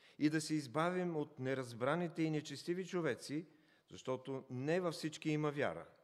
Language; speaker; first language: Bulgarian; native; Bulgarian